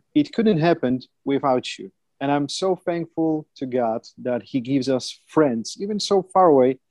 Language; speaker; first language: English; non-native, fluent; Polish